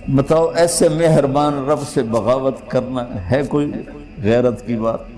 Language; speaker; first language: Urdu; non-native, local second language; Punjabi